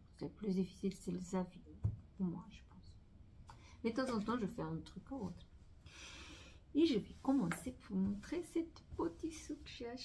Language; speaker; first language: French; non-native, fluent; Portuguese